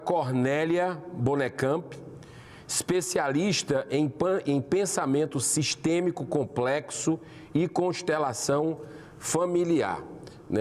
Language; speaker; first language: Portuguese; native; Portuguese